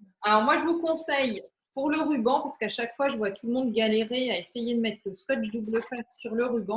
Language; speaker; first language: French; native; French